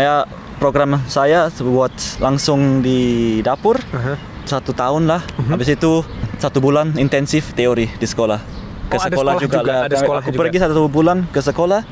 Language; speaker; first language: Indonesian; early bilingual, heritage; Indonesian